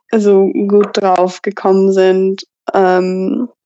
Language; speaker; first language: German; non-native, fluent; English